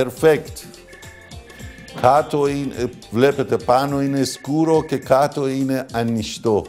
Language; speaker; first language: Greek; non-native, learner; Persian